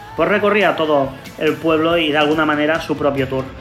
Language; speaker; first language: Spanish; native; Spanish